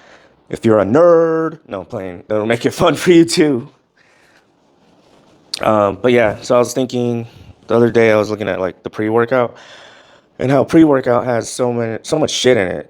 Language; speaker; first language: English; native; English